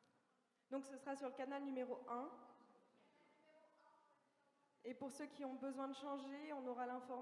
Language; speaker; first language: French; native; French